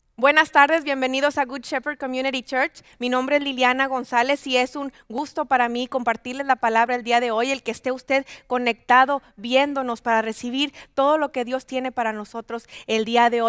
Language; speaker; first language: Spanish; native; Spanish